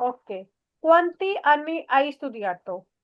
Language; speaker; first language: Italian; non-native, fluent; Hindi